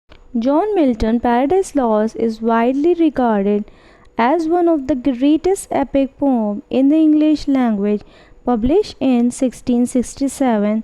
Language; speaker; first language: English; non-native, fluent; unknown